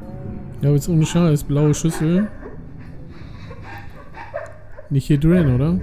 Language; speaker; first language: German; native; German